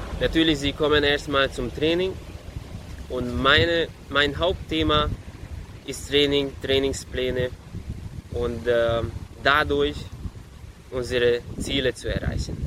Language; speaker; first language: German; non-native, fluent; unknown